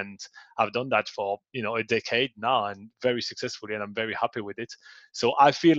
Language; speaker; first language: English; non-native, fluent; French